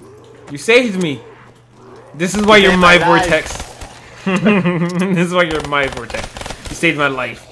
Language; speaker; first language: English; native; English